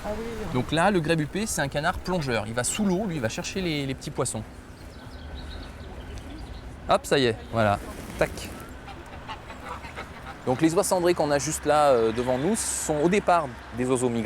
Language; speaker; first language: French; native; French